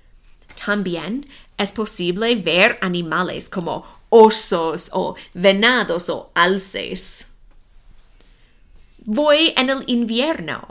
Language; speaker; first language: Spanish; non-native, fluent; English